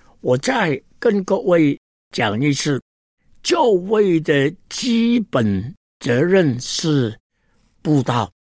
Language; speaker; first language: Chinese; non-native, local second language; Cantonese